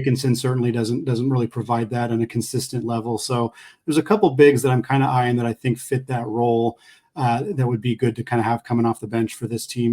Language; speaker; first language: English; native; English